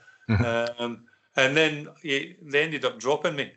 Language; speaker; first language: English; native; English